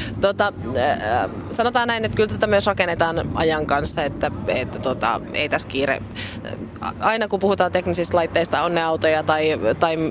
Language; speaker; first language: Finnish; native; Finnish